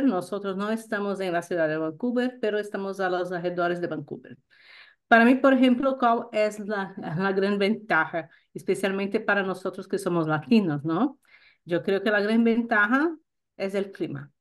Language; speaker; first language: Spanish; non-native, fluent; Portuguese